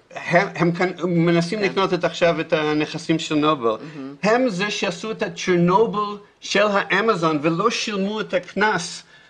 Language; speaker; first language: Hebrew; non-native, fluent; English